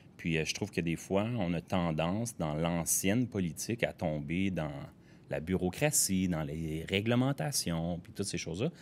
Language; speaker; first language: French; native; French